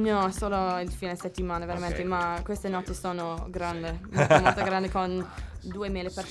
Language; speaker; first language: Italian; non-native, learner; English